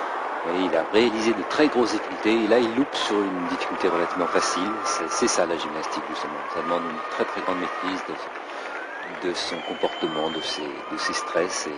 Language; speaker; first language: French; native; French